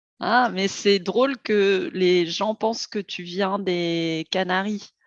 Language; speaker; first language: French; native; French